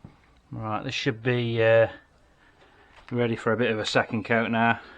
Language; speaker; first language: English; native; English